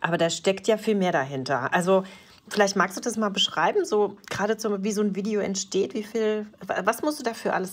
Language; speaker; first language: German; native; German